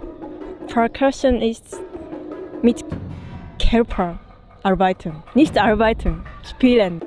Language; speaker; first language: German; non-native, learner; Japanese